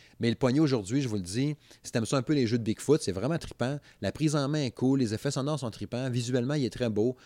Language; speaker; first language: French; native; French